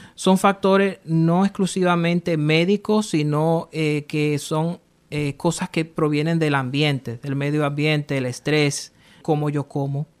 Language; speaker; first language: Spanish; early bilingual, heritage; Spanish